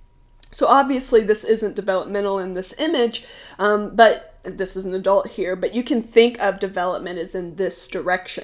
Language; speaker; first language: English; native; English